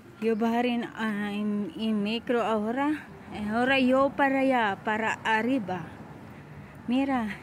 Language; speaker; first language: Spanish; non-native, learner; Filipino